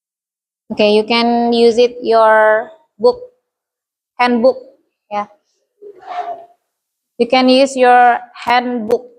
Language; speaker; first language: English; non-native, learner; Indonesian